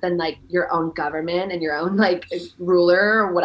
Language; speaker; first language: English; early bilingual, other home language; Persian